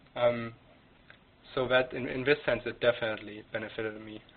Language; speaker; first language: English; non-native, fluent; German